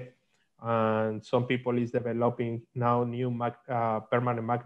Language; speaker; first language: English; non-native, learner; Spanish